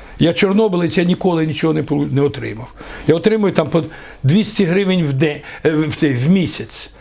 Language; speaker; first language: Ukrainian; native; Ukrainian